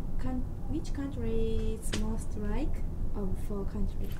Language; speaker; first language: English; non-native, learner; Japanese